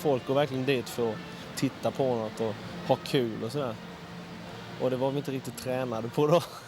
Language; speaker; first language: Swedish; native; Swedish